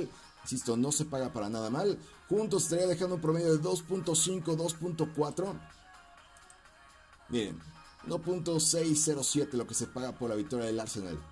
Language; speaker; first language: Spanish; native; Spanish